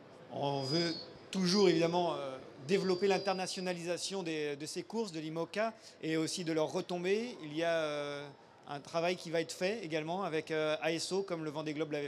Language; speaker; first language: French; native; French